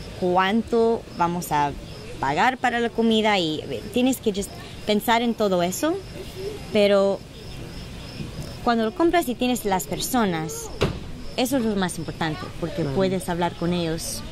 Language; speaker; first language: Spanish; early bilingual, heritage; Spanish